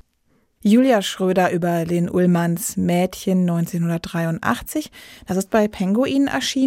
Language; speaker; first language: German; native; German